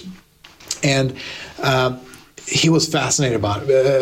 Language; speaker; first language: English; native; English